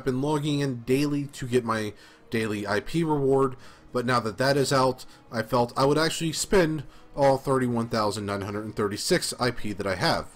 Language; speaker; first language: English; native; English